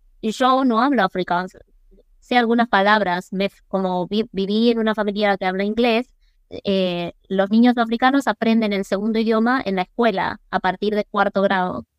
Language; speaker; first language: Spanish; early bilingual, other home language; English